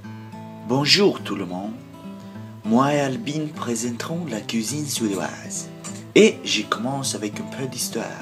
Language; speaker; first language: French; non-native, learner; Swedish